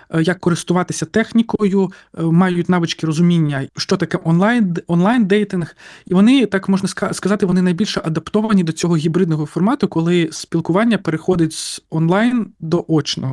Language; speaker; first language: Ukrainian; native; Ukrainian